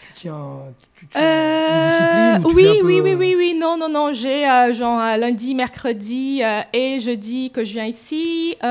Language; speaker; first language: French; non-native, fluent; Portuguese